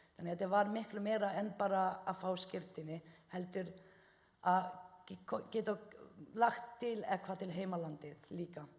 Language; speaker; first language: Icelandic; non-native, fluent; Arabic